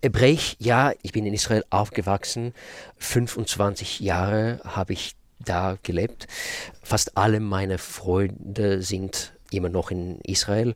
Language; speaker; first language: German; non-native, fluent; Russian